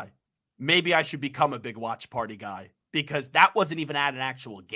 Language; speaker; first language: English; native; English